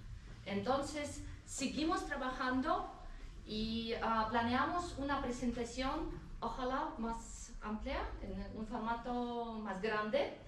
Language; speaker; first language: Spanish; non-native, fluent; Ukrainian